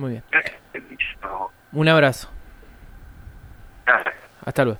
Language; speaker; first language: Spanish; native; Spanish